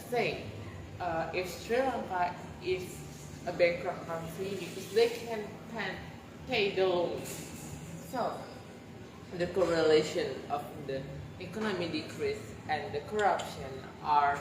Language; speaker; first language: English; non-native, learner; Indonesian